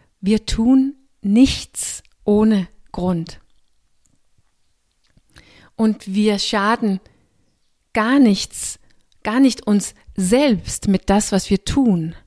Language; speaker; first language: German; non-native, fluent; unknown